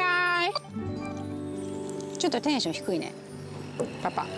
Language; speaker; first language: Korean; non-native, learner; Japanese